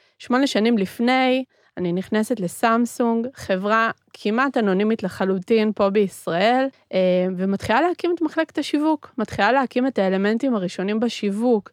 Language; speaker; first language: Hebrew; early bilingual, other home language; Spanish